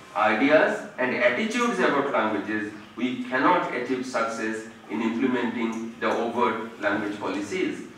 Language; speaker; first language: English; non-native, local second language; Odia